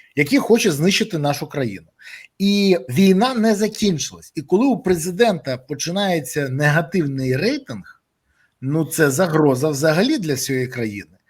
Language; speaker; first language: Ukrainian; native; Ukrainian